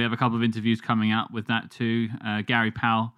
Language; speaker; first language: English; native; English